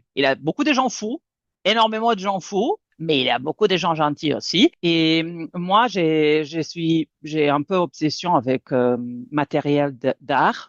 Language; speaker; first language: French; non-native, fluent; Serbian